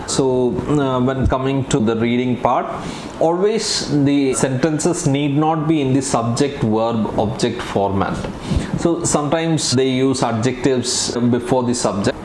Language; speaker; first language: English; non-native, local second language; Malayalam